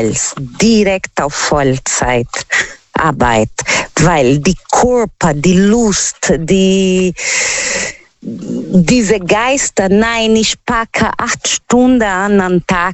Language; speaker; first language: German; non-native, learner; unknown